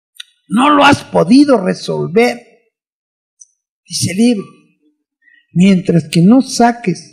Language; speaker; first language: Spanish; native; Spanish